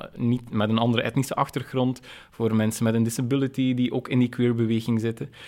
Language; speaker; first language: Dutch; native; Dutch